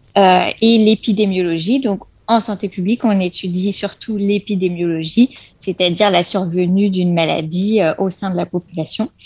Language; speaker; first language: French; native; French